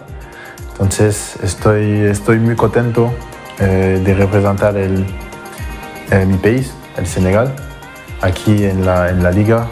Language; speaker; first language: Spanish; non-native, fluent; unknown